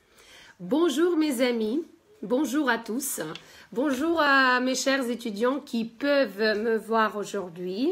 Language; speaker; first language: French; non-native, fluent; Russian